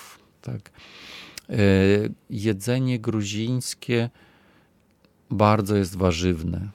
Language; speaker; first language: Polish; non-native, fluent; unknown